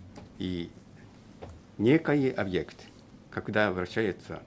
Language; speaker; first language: Russian; non-native, learner; Japanese